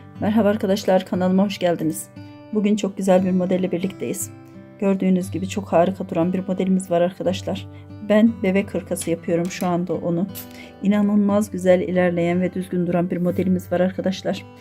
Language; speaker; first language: Turkish; native; Turkish